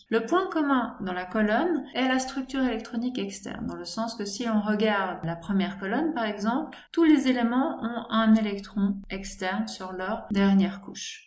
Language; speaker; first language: French; native; French